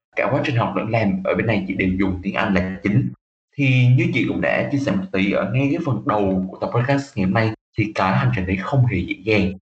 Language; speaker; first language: Vietnamese; native; Vietnamese